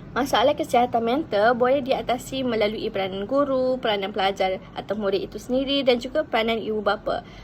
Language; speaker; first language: Malay; native; Malay